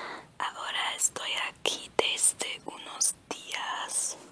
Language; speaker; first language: Spanish; non-native, learner; German